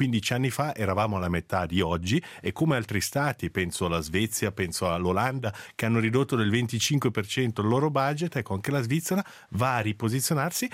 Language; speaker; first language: Italian; native; Italian